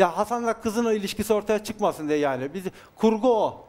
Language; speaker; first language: Turkish; native; Turkish